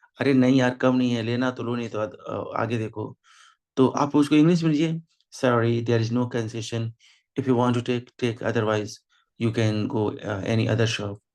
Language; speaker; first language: Hindi; native; Hindi